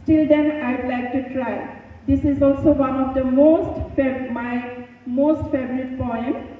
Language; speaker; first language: English; non-native, local second language; Assamese